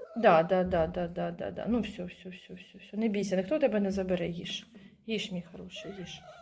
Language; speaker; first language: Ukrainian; native; Ukrainian